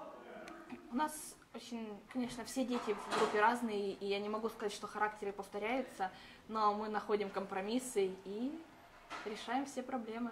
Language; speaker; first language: Russian; early bilingual, heritage; Russian